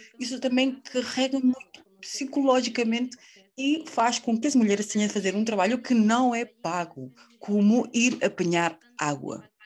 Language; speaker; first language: Portuguese; non-native, fluent; Spanish